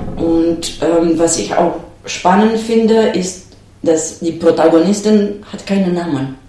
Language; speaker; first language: German; non-native, fluent; Romanian